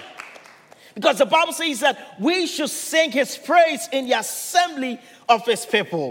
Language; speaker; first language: English; non-native, local second language; Akan